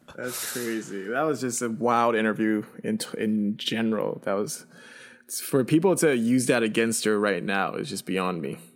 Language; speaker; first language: English; early bilingual, other home language; Chinese